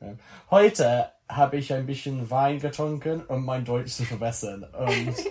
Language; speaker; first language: German; non-native, learner; English